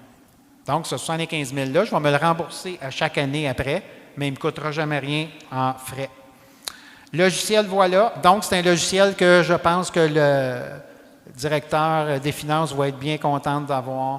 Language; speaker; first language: French; native; French